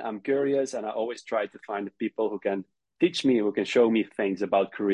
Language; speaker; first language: English; non-native, fluent; Dutch